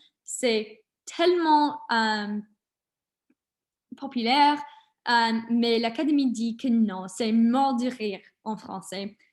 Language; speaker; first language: French; non-native, learner; English